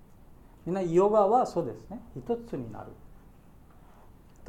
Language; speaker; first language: Japanese; non-native, learner; Bangla